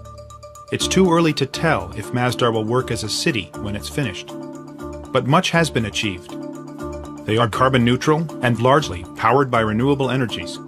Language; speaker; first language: English; native; English